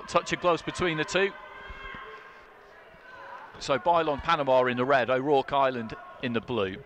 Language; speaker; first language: English; native; English